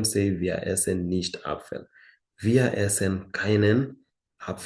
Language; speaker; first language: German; non-native, fluent; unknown